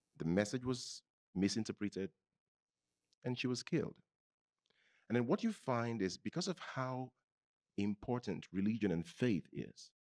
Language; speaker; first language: English; non-native, local second language; Yoruba